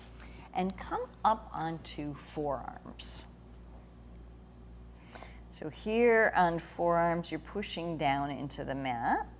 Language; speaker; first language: English; native; English